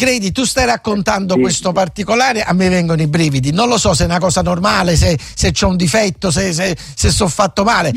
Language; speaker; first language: Italian; native; Italian